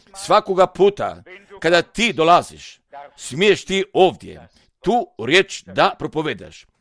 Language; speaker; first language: Serbian; non-native, fluent; German